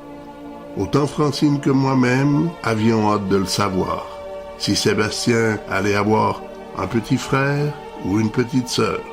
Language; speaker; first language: French; native; French